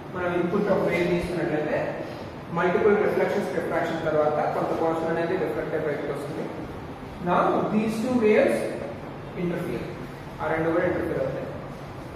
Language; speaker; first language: Telugu; native; Telugu